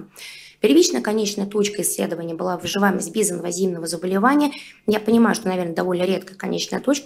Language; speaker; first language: Russian; native; Russian